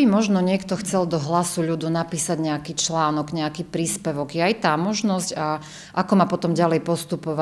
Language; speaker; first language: Slovak; native; Slovak